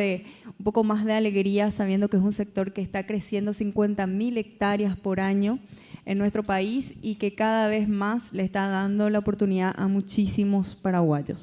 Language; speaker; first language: Spanish; native; Spanish